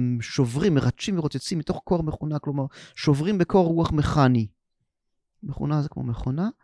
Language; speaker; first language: Hebrew; native; Hebrew